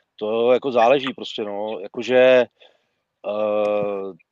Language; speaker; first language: Czech; native; Czech